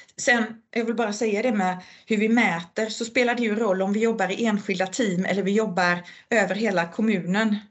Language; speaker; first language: Swedish; native; Swedish